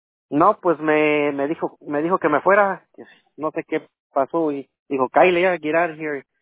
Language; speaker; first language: Spanish; native; Spanish